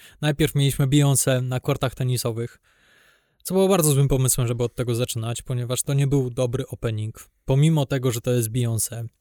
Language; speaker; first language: Polish; native; Polish